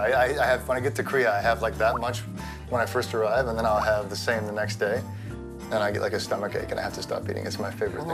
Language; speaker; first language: English; native; English